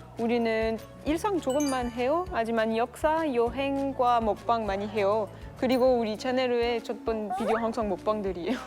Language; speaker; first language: Korean; non-native, learner; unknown